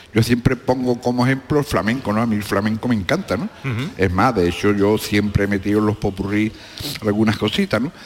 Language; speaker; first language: Spanish; native; Spanish